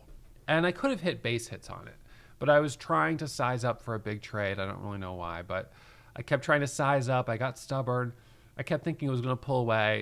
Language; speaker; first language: English; native; English